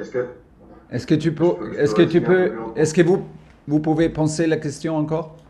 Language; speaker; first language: French; non-native, learner; German